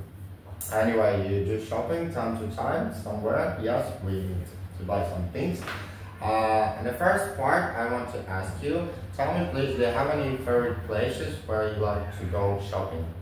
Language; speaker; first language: English; non-native, learner; Vietnamese